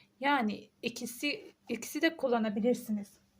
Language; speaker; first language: Turkish; non-native, fluent; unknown